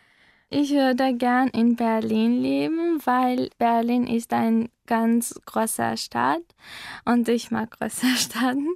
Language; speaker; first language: German; non-native, learner; Armenian